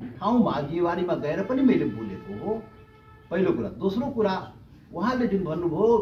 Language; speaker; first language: Nepali; non-native, local second language; Maithili